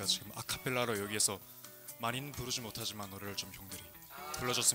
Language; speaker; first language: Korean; native; Korean